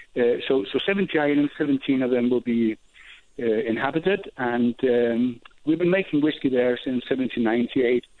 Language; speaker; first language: English; non-native, fluent; Danish